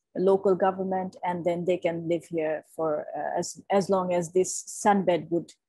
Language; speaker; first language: English; non-native, local second language; Bangla